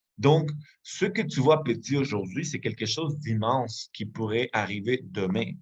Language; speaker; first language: French; non-native, fluent; Spanish